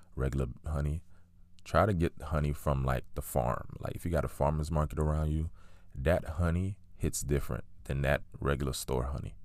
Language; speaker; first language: English; early bilingual, other home language; Haitian Creole